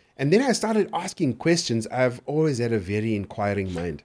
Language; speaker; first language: English; native; English